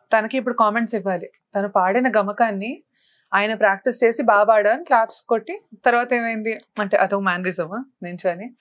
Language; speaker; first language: Telugu; native; Telugu